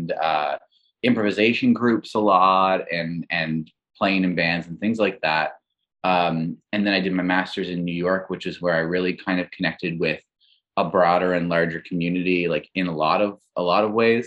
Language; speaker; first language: English; native; English